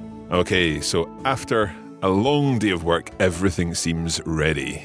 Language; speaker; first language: English; native; English